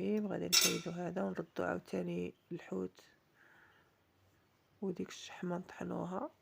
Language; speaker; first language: Arabic; native; Arabic